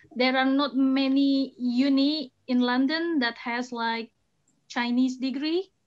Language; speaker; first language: English; non-native, fluent; Indonesian